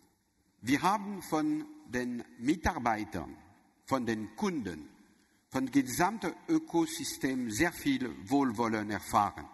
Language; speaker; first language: German; non-native, learner; French